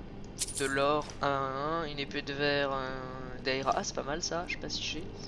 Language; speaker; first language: French; native; French